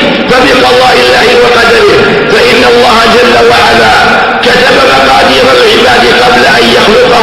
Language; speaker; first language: Arabic; native; Arabic